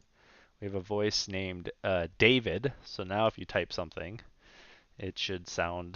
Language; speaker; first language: English; native; English